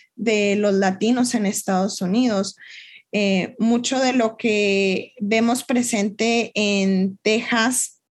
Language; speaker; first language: Spanish; native; Spanish